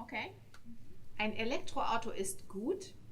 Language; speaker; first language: German; non-native, fluent; English